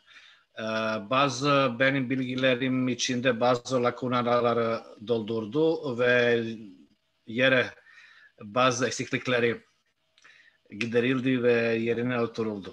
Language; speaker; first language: Turkish; non-native, fluent; Bosnian